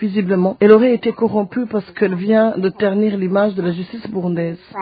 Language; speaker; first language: French; non-native, local second language; Rundi